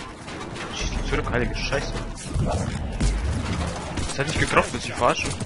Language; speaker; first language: German; native; German